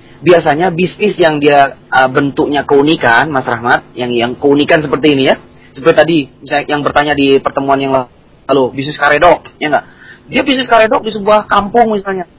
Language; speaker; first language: Indonesian; native; Indonesian